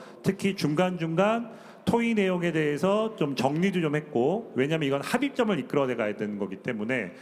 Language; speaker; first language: Korean; native; Korean